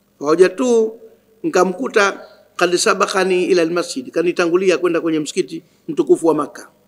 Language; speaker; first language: Swahili; native; Swahili